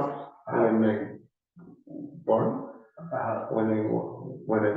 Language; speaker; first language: English; non-native, learner; Spanish